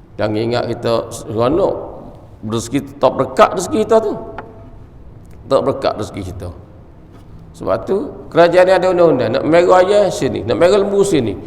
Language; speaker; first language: Malay; native; Malay